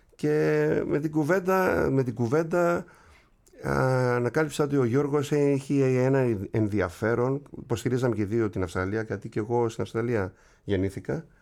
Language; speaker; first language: Greek; native; Greek